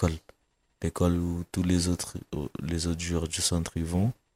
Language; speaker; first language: French; non-native, fluent; Kabuverdianu